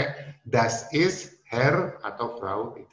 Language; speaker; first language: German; non-native, fluent; Indonesian